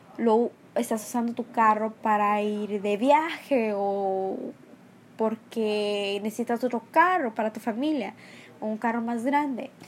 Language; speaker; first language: Spanish; early bilingual, heritage; Spanish